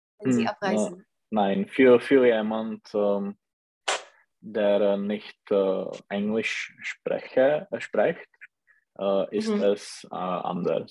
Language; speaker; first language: German; non-native, learner; Czech